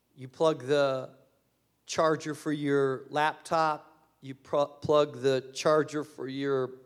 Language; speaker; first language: English; early bilingual, other home language; Spanish